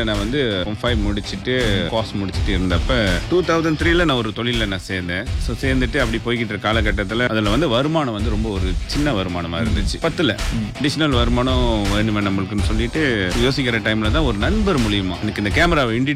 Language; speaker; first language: Tamil; early bilingual, heritage; Tamil